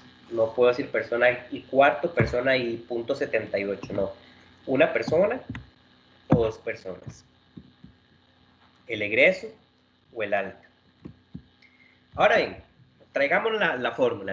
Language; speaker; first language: Spanish; native; Spanish